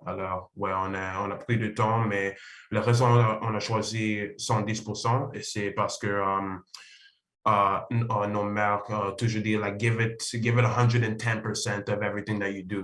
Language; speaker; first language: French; non-native, learner; English